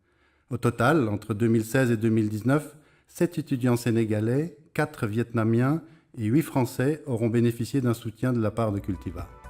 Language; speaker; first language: French; native; French